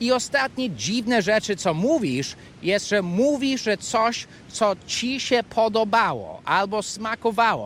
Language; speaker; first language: Polish; non-native, fluent; English